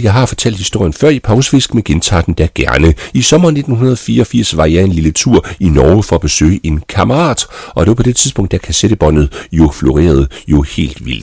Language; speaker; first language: Danish; native; Danish